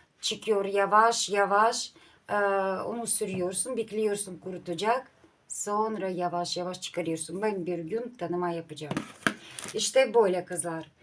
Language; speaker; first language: Turkish; non-native, learner; Russian